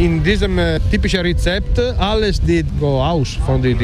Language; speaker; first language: German; non-native, learner; Italian